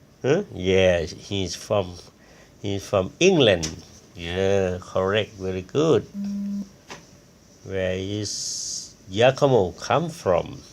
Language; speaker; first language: English; non-native, learner; Thai